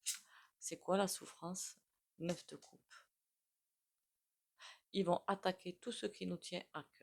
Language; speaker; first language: French; native; French